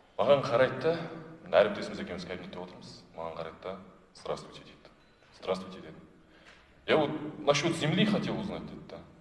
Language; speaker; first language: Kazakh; non-native, local second language; Russian